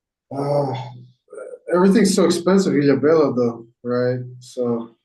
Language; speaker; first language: English; non-native, fluent; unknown